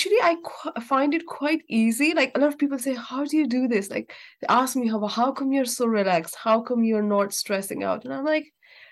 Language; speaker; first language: English; non-native, local second language; Urdu